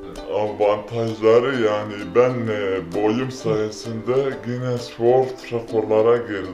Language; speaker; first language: Turkish; non-native, local second language; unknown